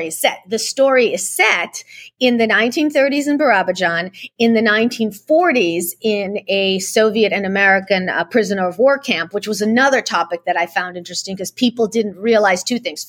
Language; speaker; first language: English; early bilingual, other home language; Russian